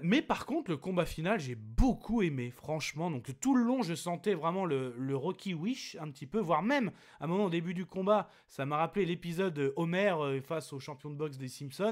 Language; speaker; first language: French; native; French